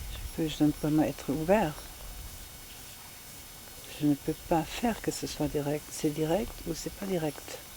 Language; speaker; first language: French; non-native, fluent; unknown